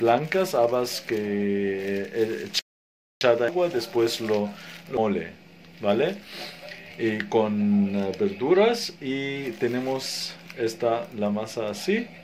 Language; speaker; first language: Spanish; non-native, fluent; Arabic